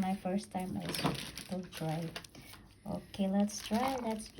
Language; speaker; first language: English; non-native, local second language; Filipino